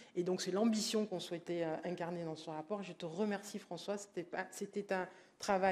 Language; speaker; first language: French; native; French